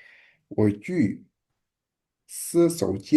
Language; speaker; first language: Chinese; non-native, learner; Indonesian